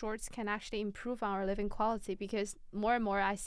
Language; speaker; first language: English; non-native, fluent; Chinese